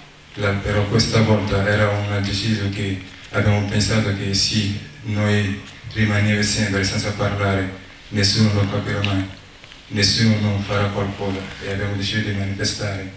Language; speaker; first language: Italian; non-native, learner; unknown